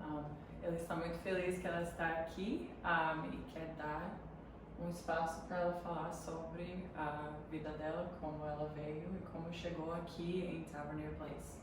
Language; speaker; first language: Portuguese; early bilingual, heritage; Portuguese